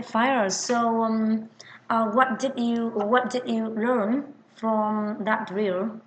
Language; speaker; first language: English; non-native, fluent; Vietnamese